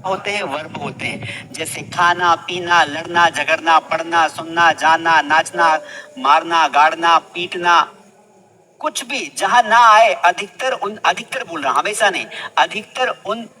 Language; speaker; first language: Hindi; native; Hindi